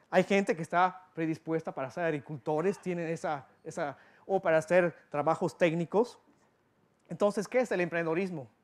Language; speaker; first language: Spanish; early bilingual, other home language; English